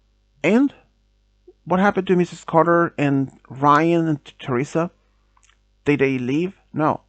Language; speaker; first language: English; non-native, fluent; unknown